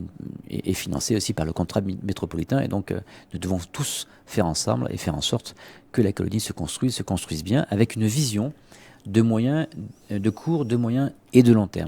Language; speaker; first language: French; native; French